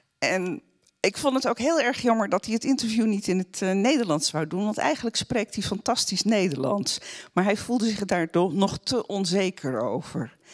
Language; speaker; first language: Dutch; native; Dutch